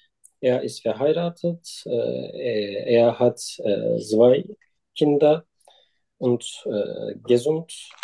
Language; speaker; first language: German; non-native, learner; Turkish